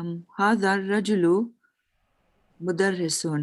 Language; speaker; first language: Arabic; non-native, learner; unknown